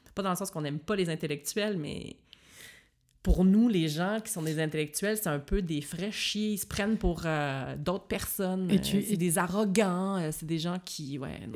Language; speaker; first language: French; native; French